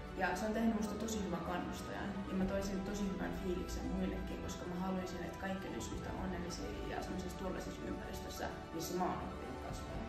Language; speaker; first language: Finnish; early bilingual, other home language; Spanish